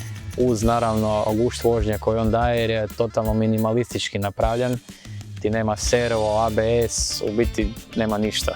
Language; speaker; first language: Croatian; native; Croatian